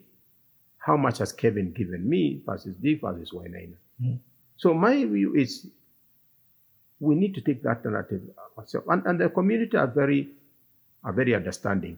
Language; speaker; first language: English; non-native, local second language; Kikuyu